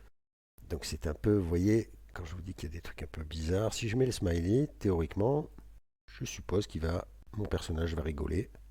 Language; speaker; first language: French; native; French